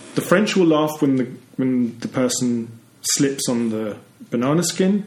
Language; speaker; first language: English; native; English